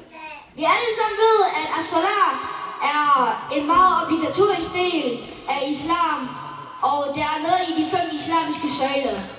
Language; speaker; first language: Danish; non-native, learner; Malay